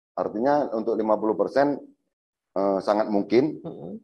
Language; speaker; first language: Indonesian; native; Indonesian